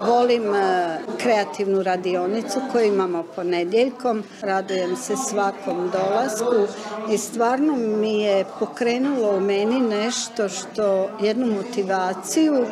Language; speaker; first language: Croatian; native; Croatian